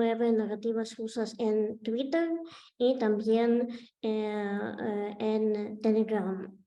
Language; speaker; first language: Spanish; non-native, fluent; Ukrainian